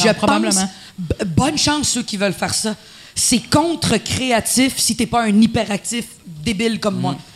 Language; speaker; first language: French; non-native, fluent; Spanish